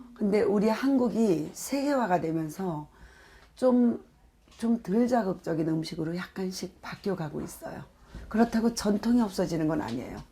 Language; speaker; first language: Korean; native; Korean